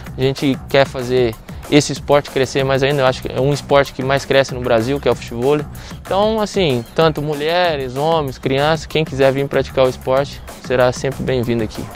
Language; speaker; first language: Portuguese; early bilingual, other home language; Spanish